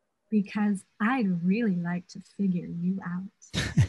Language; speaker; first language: English; native; English